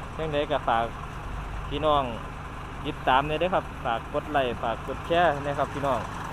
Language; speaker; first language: Thai; native; Thai